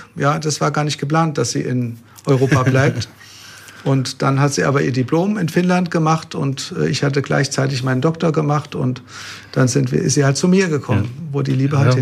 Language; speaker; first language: German; native; German